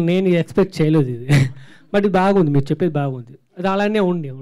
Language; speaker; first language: Telugu; non-native, learner; Tamil